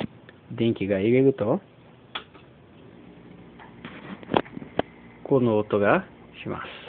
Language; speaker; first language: Japanese; non-native, fluent; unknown